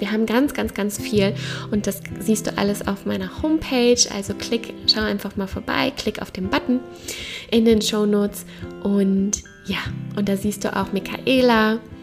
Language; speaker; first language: German; native; German